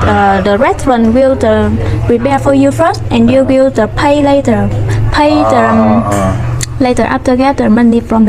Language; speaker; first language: English; non-native, learner; Vietnamese